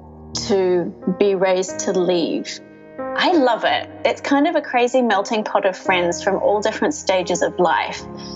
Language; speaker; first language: English; native; English